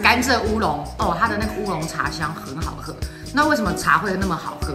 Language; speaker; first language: Chinese; native; Chinese